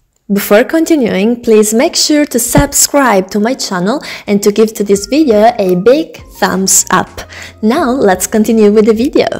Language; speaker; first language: English; non-native, fluent; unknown